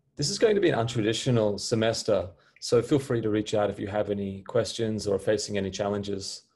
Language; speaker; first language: English; native; English